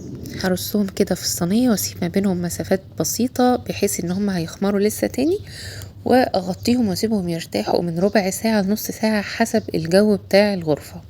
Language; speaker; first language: Arabic; native; Arabic